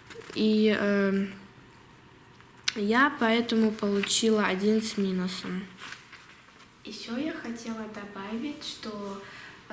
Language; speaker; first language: Russian; early bilingual, heritage; Russian